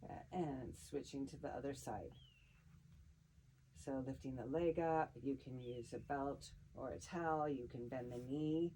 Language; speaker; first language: English; native; English